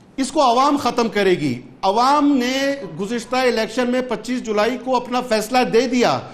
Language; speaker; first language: Urdu; non-native, local second language; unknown